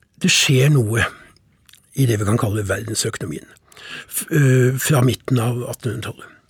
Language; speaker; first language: Norwegian; native; Norwegian